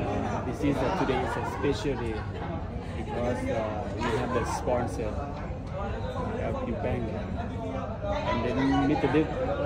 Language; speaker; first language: English; non-native, learner; Thai